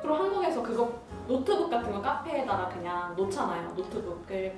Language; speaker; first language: Korean; non-native, learner; Polish